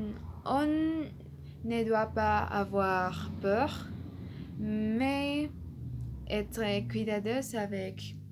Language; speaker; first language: French; non-native, learner; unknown